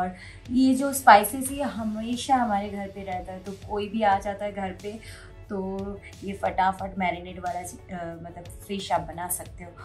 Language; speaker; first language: Hindi; non-native, local second language; Bangla